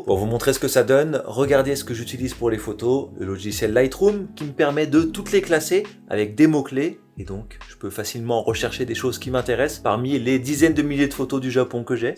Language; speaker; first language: French; native; French